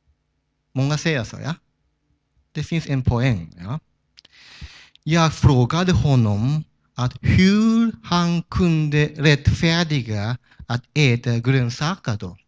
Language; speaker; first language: Swedish; non-native, fluent; Japanese